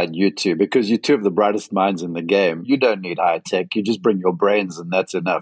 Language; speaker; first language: English; native; English